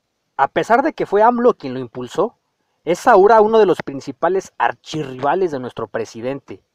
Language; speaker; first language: Spanish; native; Spanish